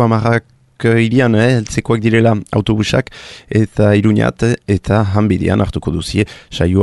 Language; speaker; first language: Basque; native; Basque